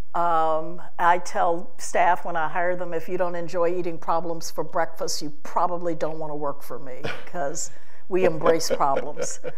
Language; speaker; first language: English; native; English